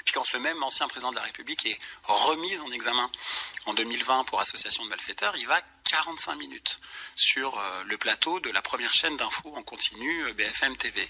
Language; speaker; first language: French; native; French